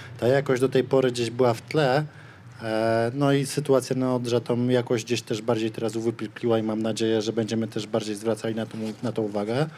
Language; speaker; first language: Polish; native; Polish